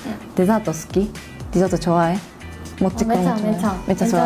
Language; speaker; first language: Japanese; native; Japanese